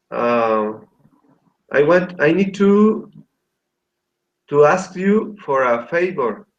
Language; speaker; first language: English; non-native, learner; Spanish